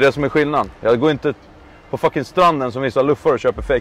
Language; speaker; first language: Swedish; native; Swedish